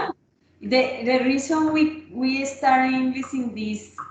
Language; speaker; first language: English; non-native, learner; Spanish